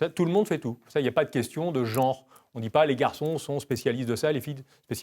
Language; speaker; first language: French; native; French